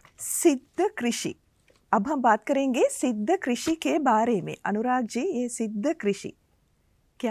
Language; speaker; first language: Hindi; non-native, learner; Sinhala